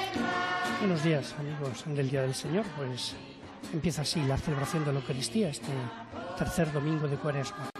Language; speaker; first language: Spanish; native; Spanish